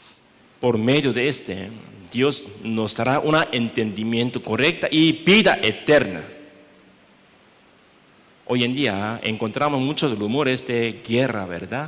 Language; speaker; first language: Spanish; non-native, learner; Korean